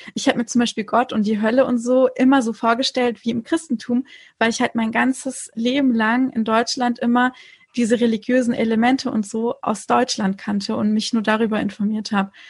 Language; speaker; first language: German; early bilingual, other home language; Turkish